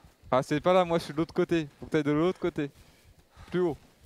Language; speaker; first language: French; native; French